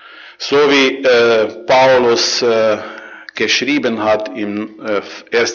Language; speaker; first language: German; non-native, learner; Croatian